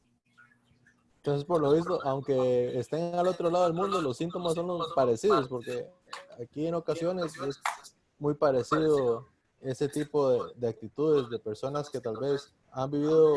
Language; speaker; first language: Spanish; native; Spanish